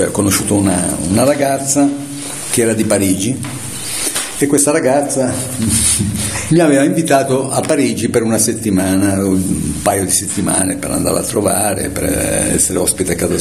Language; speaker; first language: Italian; native; Italian